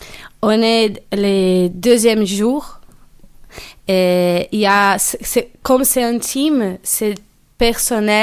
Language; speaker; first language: French; non-native, learner; Portuguese